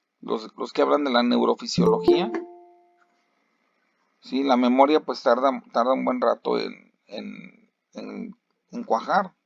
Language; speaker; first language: Spanish; native; Spanish